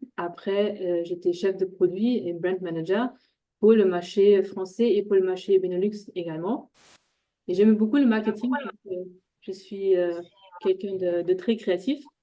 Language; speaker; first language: French; non-native, fluent; German